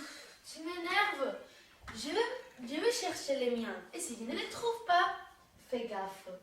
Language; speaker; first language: French; non-native, learner; Spanish